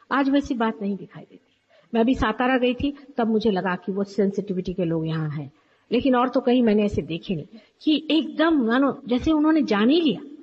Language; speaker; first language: Hindi; native; Hindi